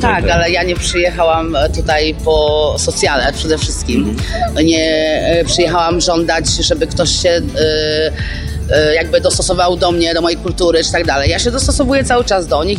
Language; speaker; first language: Polish; native; Polish